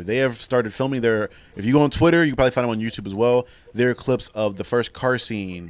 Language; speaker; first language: English; native; English